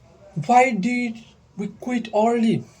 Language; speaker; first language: English; non-native, local second language; Nepali